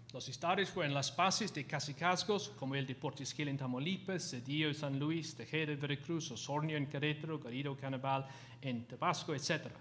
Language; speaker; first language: Spanish; non-native, fluent; English